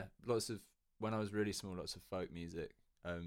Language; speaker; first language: English; native; English